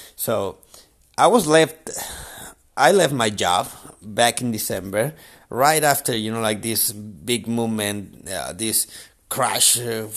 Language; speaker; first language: English; non-native, fluent; Spanish